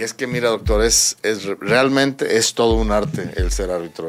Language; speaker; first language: Spanish; native; Spanish